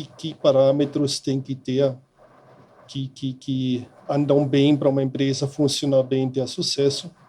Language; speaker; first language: Portuguese; non-native, fluent; German